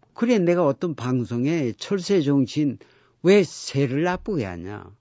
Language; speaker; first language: Korean; native; Korean